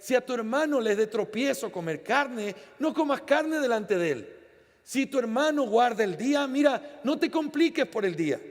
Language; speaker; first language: Spanish; native; Spanish